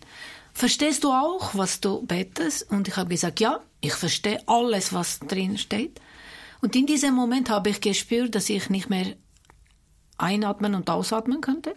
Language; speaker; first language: German; non-native, fluent; Armenian